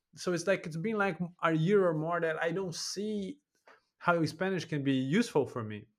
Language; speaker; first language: English; non-native, fluent; Portuguese